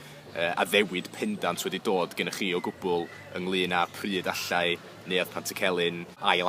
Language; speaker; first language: Welsh; native; Welsh